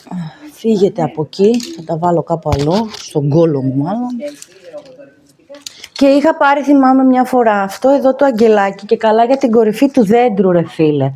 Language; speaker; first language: Greek; native; Greek